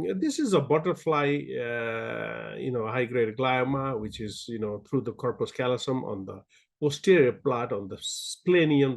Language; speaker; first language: English; non-native, local second language; Nepali